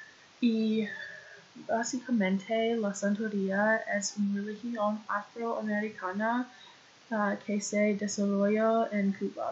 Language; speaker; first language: Spanish; non-native, learner; English